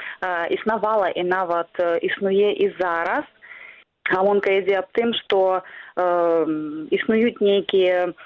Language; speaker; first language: Belarusian; non-native, local second language; Russian